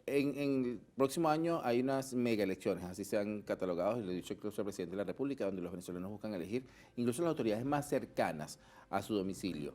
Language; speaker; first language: Spanish; native; Spanish